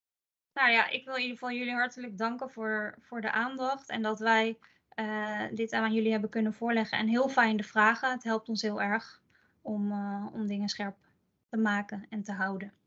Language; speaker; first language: Dutch; native; Dutch